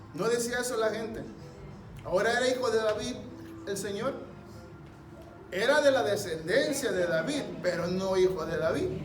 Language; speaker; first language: Spanish; native; Spanish